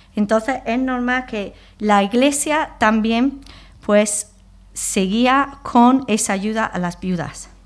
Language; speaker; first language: Spanish; non-native, fluent; English